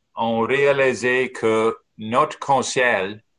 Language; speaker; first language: French; non-native, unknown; English